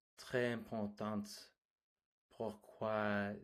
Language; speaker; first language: French; non-native, learner; English